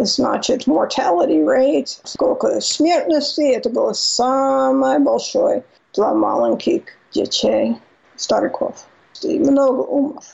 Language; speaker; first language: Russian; non-native, fluent; English